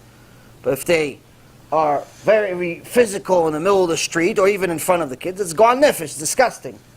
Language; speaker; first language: English; non-native, fluent; Hebrew